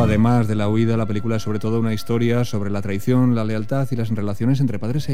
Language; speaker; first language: Spanish; native; Spanish